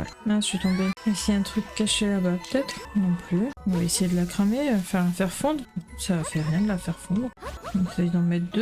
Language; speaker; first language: French; native; French